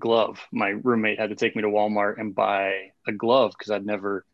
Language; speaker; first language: English; native; English